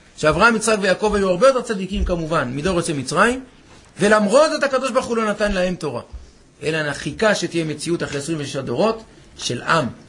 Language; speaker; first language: Hebrew; native; Hebrew